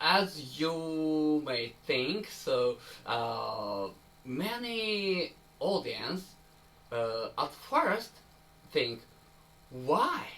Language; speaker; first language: English; non-native, learner; Japanese